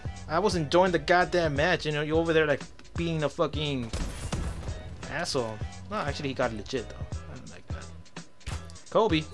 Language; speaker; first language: English; native; English